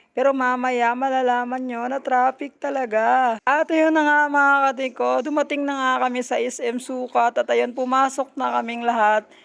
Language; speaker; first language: Filipino; non-native, local second language; Hiligaynon